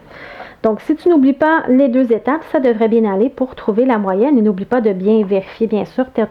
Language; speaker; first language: French; native; French